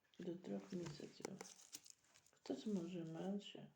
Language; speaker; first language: Ukrainian; native; Ukrainian